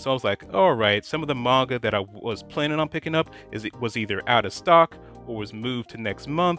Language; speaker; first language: English; native; English